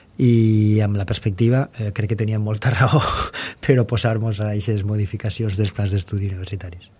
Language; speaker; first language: Catalan; non-native, local second language; Spanish